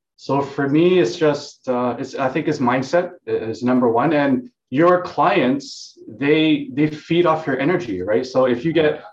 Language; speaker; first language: English; non-native, local second language; Vietnamese